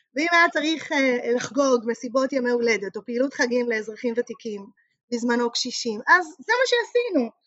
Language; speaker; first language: Hebrew; native; Hebrew